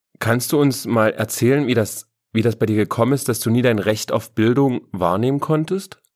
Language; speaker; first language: German; native; German